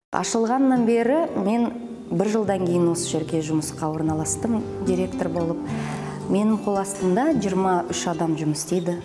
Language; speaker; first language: Kazakh; native; Kazakh